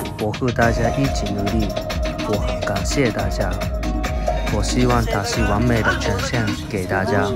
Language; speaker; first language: Chinese; non-native, fluent; Japanese